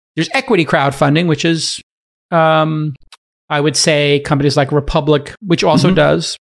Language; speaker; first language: English; native; English